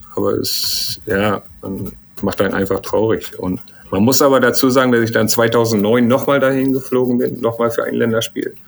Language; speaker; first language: German; native; German